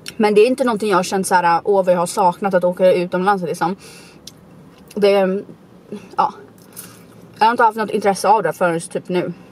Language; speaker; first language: Swedish; native; Swedish